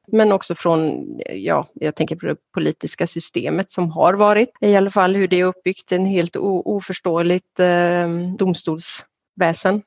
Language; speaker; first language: Swedish; native; Swedish